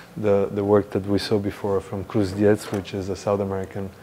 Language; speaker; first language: English; non-native, fluent; Italian